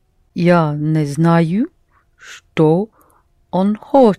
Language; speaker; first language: Russian; non-native, learner; English